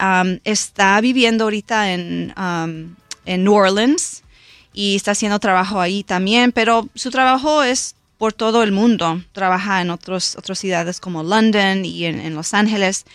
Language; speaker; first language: Spanish; non-native, local second language; English